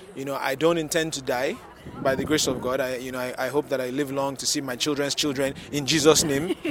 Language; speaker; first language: English; non-native, local second language; Yoruba